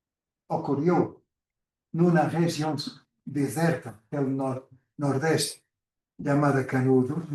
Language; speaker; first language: Spanish; non-native, fluent; Portuguese